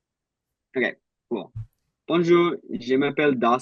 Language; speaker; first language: French; non-native, learner; English